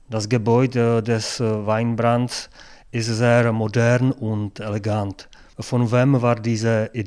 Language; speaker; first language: German; non-native, learner; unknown